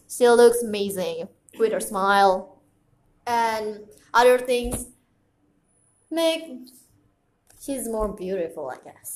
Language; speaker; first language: English; non-native, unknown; Indonesian